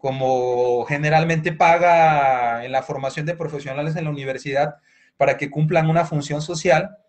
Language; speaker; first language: Spanish; native; Spanish